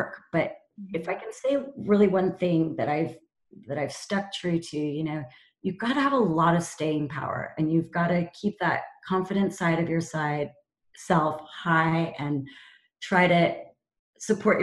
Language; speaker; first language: English; native; English